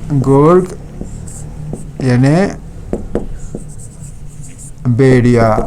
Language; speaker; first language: Persian; non-native, fluent; Urdu